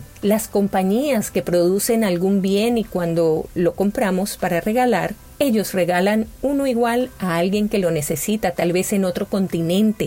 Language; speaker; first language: Spanish; native; Spanish